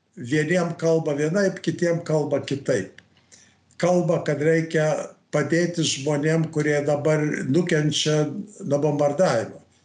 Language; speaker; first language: Lithuanian; early bilingual, heritage; Lithuanian